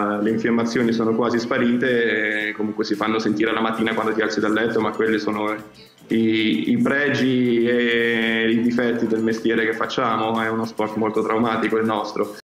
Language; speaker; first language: Italian; early bilingual, other home language; Russian